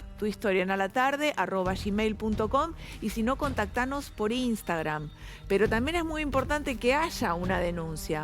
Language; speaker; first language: Spanish; native; Spanish